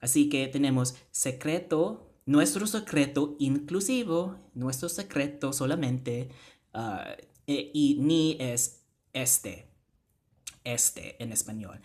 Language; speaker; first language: Spanish; non-native, fluent; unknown